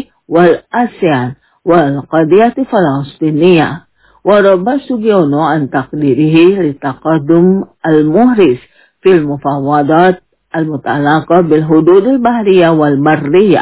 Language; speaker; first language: Arabic; non-native, fluent; Indonesian